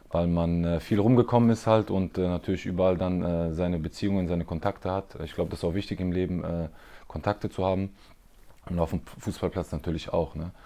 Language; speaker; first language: German; native; German